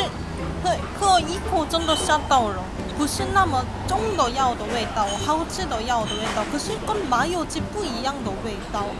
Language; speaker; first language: Chinese; non-native, fluent; Korean